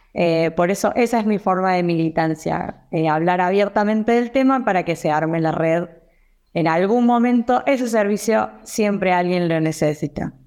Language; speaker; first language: Spanish; native; Spanish